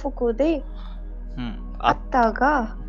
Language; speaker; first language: Japanese; non-native, learner; Hindi